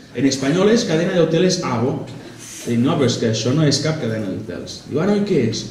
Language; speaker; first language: Spanish; non-native, local second language; Catalan